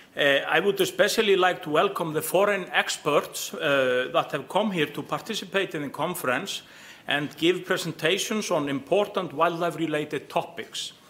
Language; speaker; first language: English; non-native, fluent; Icelandic